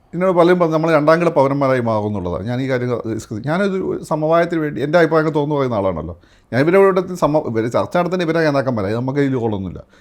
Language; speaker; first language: Malayalam; native; Malayalam